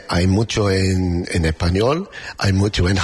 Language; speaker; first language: Spanish; non-native, learner; English